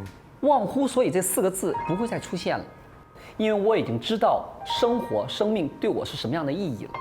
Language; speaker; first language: Chinese; native; Chinese